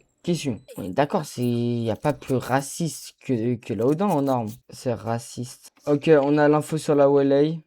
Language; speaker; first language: French; native; French